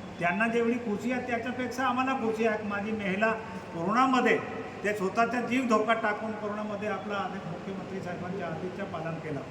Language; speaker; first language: Marathi; non-native, local second language; Bhili